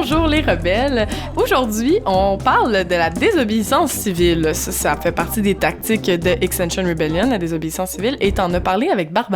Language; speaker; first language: French; native; French